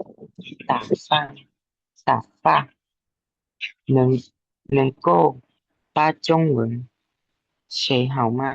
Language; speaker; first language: Chinese; non-native, learner; Lao